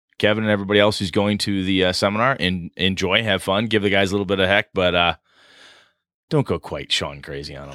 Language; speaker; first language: English; native; English